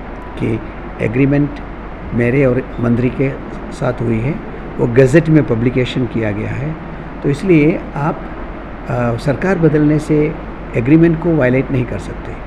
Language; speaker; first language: Hindi; native; Hindi